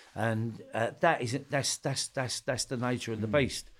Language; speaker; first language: English; native; English